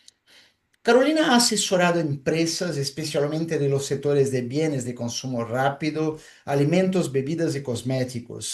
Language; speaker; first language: Spanish; non-native, fluent; Portuguese